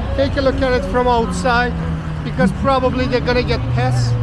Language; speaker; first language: English; non-native, fluent; Persian